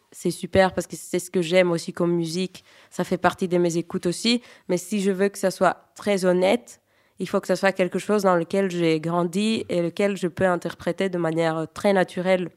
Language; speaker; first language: French; early bilingual, other home language; Greek